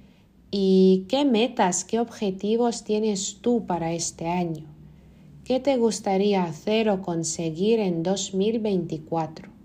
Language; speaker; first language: Spanish; non-native, fluent; Lithuanian